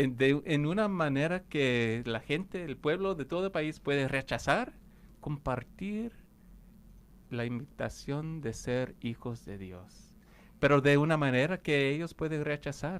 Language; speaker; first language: Spanish; non-native, fluent; English